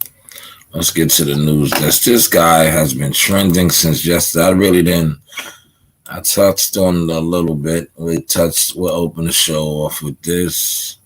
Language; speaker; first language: English; native; English